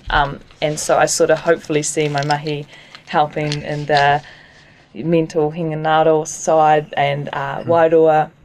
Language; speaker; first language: English; native; English